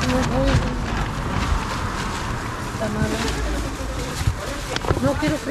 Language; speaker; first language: Spanish; non-native, learner; Filipino